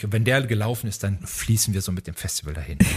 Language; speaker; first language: German; native; German